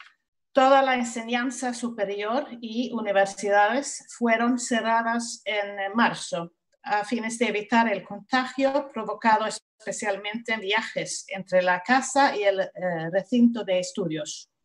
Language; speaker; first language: Spanish; non-native, fluent; Swedish